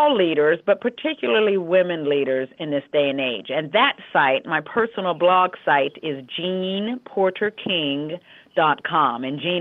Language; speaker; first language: English; native; English